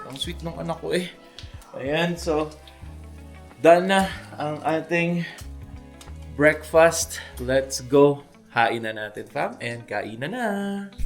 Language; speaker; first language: Filipino; non-native, local second language; Hiligaynon